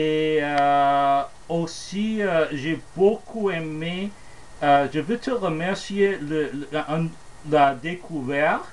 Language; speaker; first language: French; non-native, fluent; English